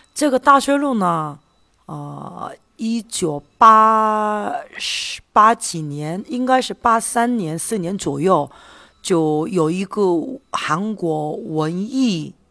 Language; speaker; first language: Chinese; non-native, fluent; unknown